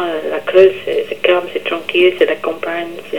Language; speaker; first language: French; non-native, fluent; English